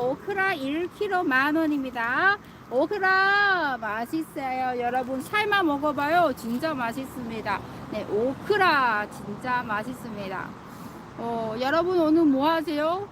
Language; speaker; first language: Korean; non-native, fluent; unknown